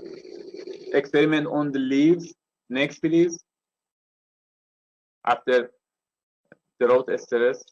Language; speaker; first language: English; non-native, learner; Persian